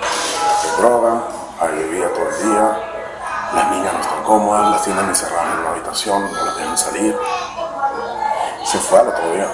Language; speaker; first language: Spanish; native; Spanish